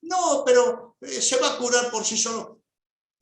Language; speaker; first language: Spanish; native; Spanish